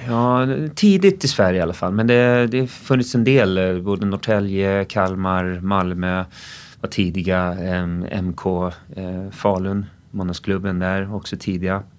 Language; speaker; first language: Swedish; early bilingual, other home language; English